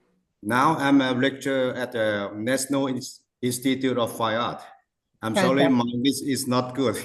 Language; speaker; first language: English; non-native, learner; Lao